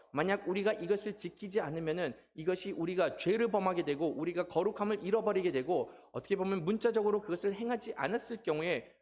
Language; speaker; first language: Korean; native; Korean